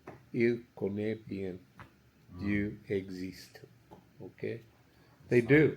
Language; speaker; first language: French; non-native, learner; English